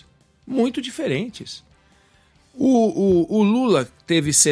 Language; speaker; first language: Portuguese; native; Portuguese